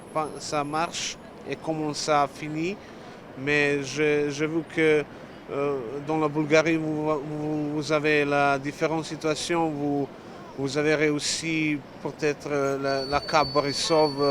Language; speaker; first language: French; non-native, learner; Serbian